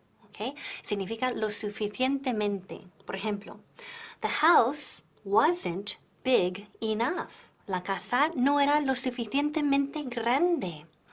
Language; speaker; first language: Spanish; non-native, fluent; English